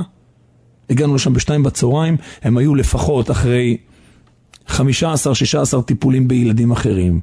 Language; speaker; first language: Hebrew; native; Hebrew